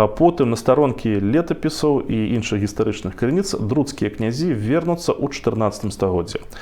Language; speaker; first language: Belarusian; non-native, local second language; Russian